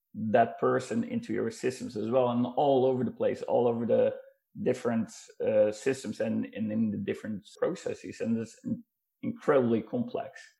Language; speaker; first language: English; non-native, fluent; Dutch